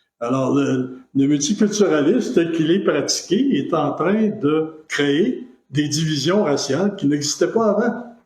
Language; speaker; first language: French; native; French